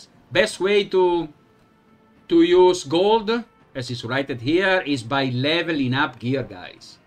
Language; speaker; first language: English; non-native, fluent; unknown